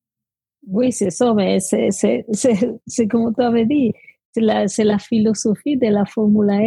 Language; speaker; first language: French; non-native, fluent; Spanish